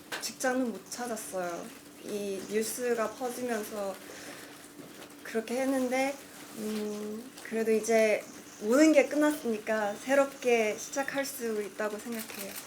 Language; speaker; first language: Korean; non-native, fluent; Cantonese